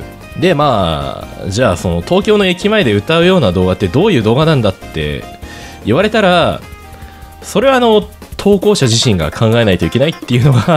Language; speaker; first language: Japanese; native; Japanese